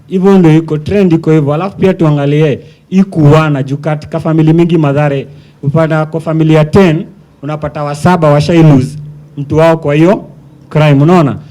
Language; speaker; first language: Swahili; native; Swahili